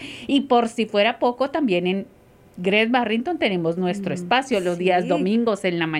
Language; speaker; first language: Spanish; native; Spanish